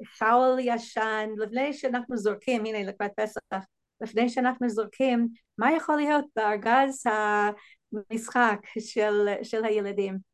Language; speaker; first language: Hebrew; non-native, fluent; English